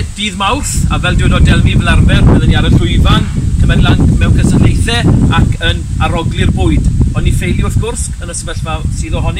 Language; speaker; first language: Welsh; native; Welsh